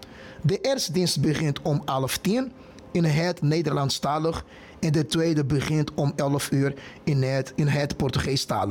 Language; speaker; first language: Dutch; non-native, fluent; Portuguese